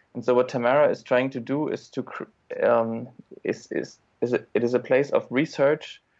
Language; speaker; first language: English; non-native, fluent; German